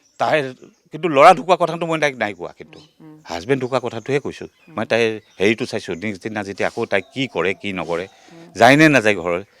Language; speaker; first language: Assamese; native; Assamese